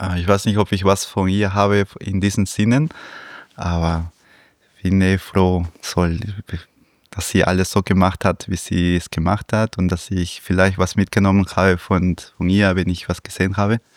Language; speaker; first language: German; early bilingual, other home language; Spanish